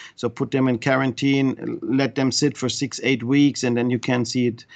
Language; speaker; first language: English; non-native, fluent; German